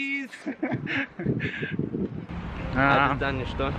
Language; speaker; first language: Russian; non-native, learner; English